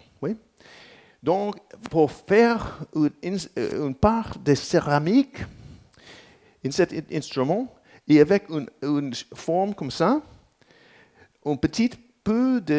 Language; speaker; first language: French; non-native, learner; English